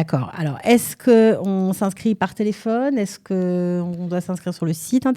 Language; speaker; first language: French; native; French